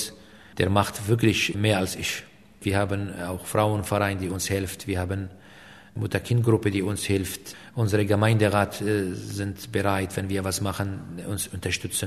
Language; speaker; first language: German; non-native, fluent; Aramaic